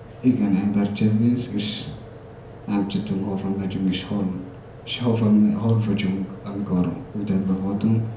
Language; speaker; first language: Hungarian; non-native, learner; Somali